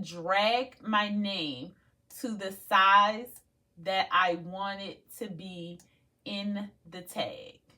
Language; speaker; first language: English; native; English